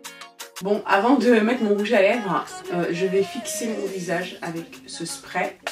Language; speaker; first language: French; native; French